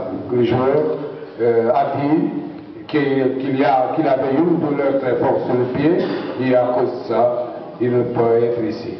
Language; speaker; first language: French; non-native, learner; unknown